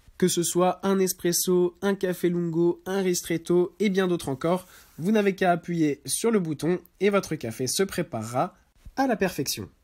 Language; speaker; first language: French; native; French